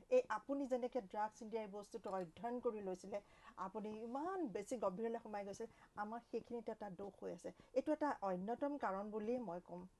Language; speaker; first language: Assamese; native; Assamese